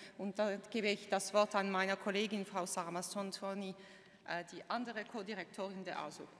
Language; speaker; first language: German; non-native, local second language; French